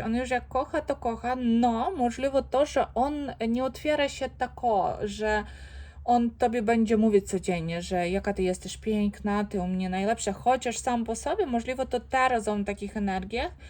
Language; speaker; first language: Polish; non-native, fluent; Ukrainian